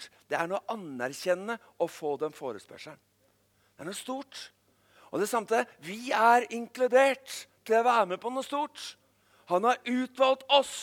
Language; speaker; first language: Swedish; non-native, learner; Norwegian